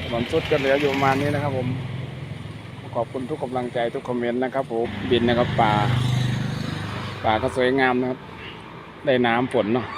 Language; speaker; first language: Thai; native; Thai